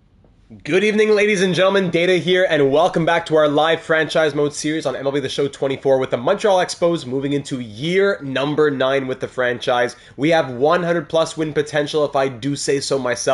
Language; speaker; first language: English; native; English